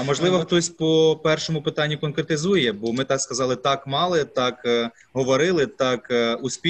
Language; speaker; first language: Ukrainian; native; Ukrainian